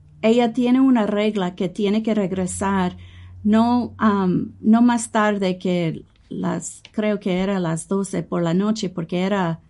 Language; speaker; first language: Spanish; non-native, fluent; English